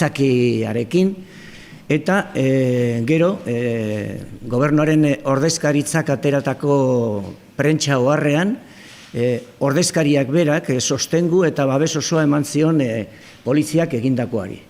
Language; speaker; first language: Basque; non-native, local second language; Spanish